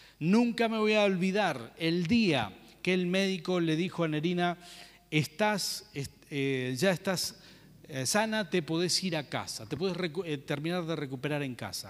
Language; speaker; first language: Spanish; native; Spanish